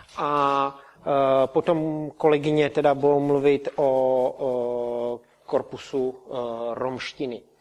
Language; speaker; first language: Czech; native; Czech